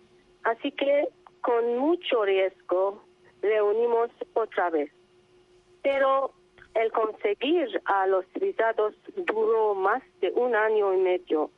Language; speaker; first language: Spanish; non-native, learner; Arabic